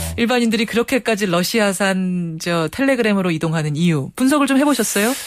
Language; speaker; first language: Korean; native; Korean